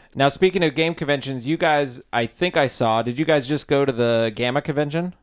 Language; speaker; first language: English; native; English